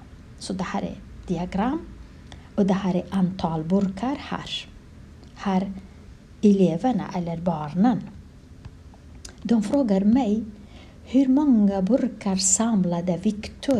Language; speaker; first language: Swedish; non-native, learner; Kurdish